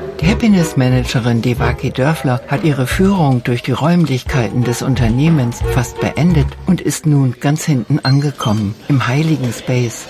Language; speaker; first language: German; native; German